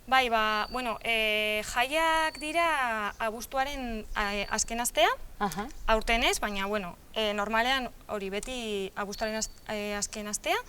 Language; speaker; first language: Basque; non-native, local second language; Spanish